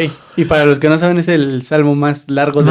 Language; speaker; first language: Spanish; native; Spanish